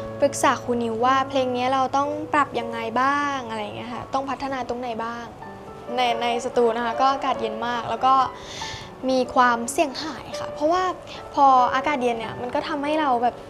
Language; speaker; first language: Thai; native; Thai